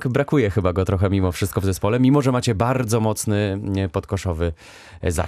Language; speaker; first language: Polish; native; Polish